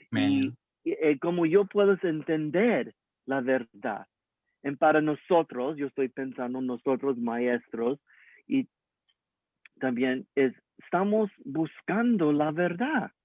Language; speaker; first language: Spanish; early bilingual, heritage; English